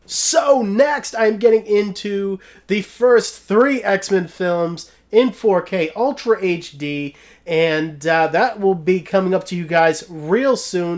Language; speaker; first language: English; native; English